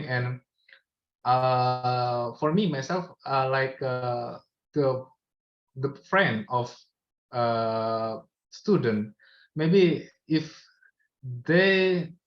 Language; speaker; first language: English; non-native, learner; Indonesian